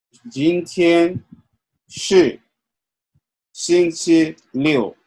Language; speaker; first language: Chinese; non-native, learner; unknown